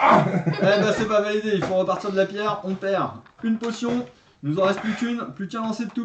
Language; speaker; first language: French; native; French